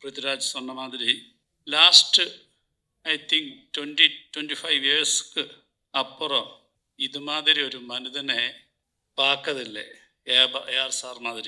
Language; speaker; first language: Tamil; non-native, learner; Malayalam